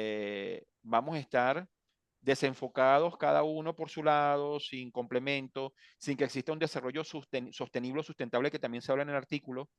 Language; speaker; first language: Spanish; native; Spanish